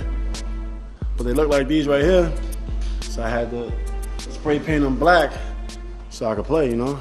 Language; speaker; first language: English; native; English